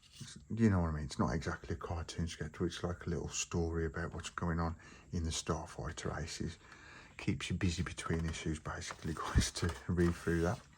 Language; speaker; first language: English; native; English